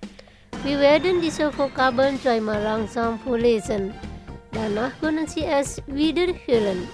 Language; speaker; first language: German; non-native, fluent; Indonesian